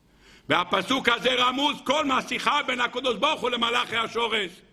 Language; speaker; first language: Hebrew; native; Hebrew